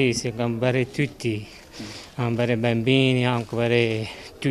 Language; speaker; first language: Italian; non-native, learner; Persian